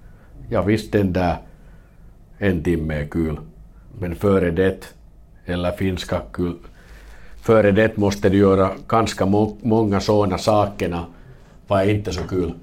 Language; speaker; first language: Swedish; non-native, fluent; Finnish